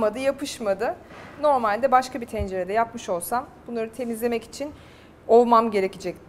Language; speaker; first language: Turkish; native; Turkish